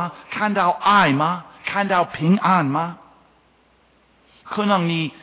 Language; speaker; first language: Chinese; non-native, fluent; English